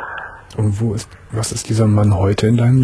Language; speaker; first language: German; native; German